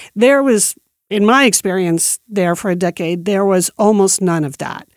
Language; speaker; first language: English; native; English